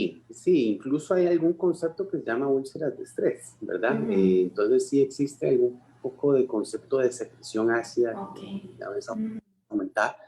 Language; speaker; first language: Spanish; native; Spanish